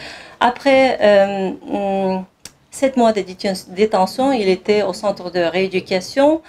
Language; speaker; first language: French; non-native, fluent; Kazakh